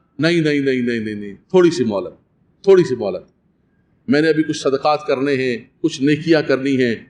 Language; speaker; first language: Urdu; native; Urdu